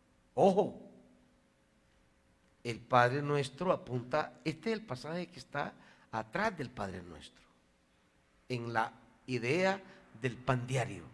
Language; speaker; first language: Spanish; native; Spanish